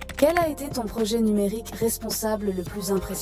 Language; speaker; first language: French; native; French